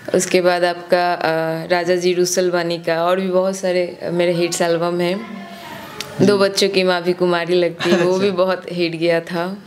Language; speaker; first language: Hindi; non-native, local second language; Bangla